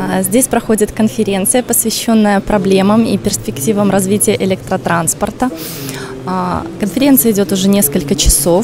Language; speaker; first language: Russian; native; Russian